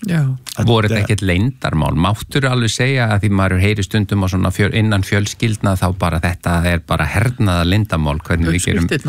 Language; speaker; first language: Icelandic; native; Icelandic